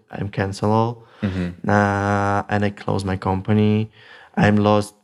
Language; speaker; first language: English; non-native, learner; Russian